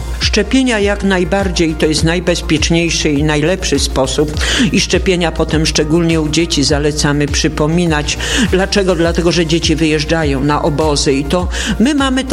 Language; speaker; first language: Polish; native; Polish